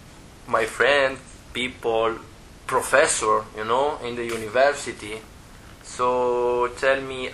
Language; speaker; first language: English; non-native, learner; Italian